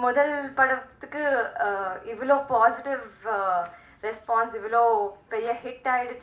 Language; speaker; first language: Tamil; non-native, learner; Telugu